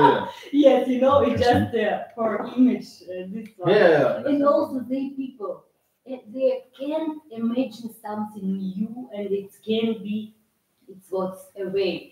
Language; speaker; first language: English; non-native, learner; Russian